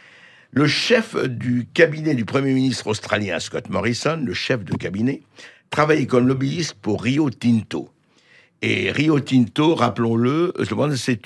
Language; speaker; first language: French; native; French